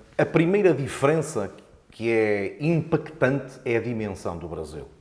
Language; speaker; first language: Portuguese; native; Portuguese